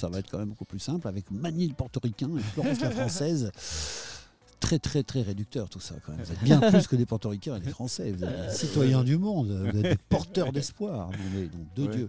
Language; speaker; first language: French; native; French